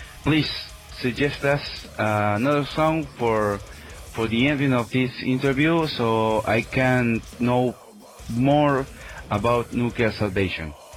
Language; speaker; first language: English; non-native, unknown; Spanish